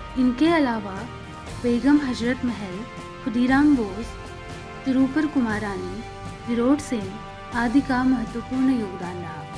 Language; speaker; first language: Hindi; native; Hindi